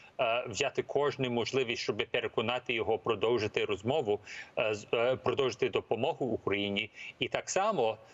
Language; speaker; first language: Ukrainian; early bilingual, heritage; English